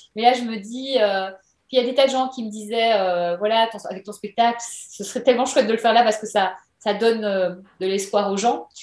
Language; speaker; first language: French; native; French